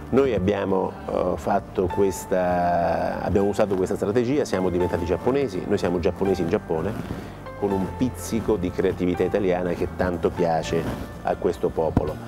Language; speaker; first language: Italian; native; Italian